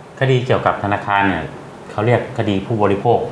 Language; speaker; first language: Thai; native; Thai